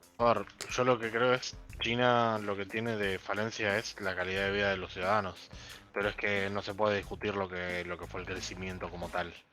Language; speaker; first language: Spanish; native; Spanish